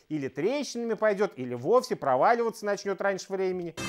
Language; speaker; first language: Russian; native; Russian